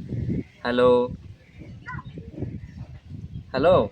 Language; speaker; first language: Hindi; non-native, local second language; Bangla